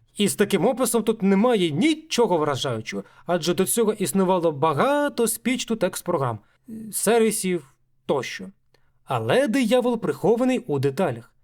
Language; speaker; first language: Ukrainian; native; Ukrainian